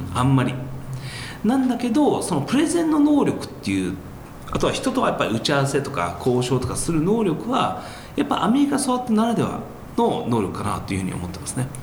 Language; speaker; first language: Japanese; early bilingual, heritage; Japanese